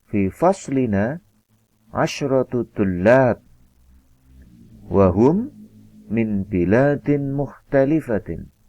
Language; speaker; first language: Arabic; non-native, fluent; Indonesian